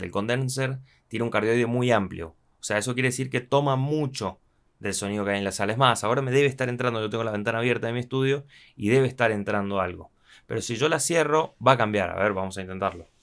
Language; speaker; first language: Spanish; native; Spanish